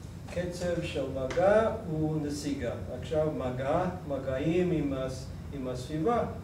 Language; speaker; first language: Hebrew; non-native, fluent; English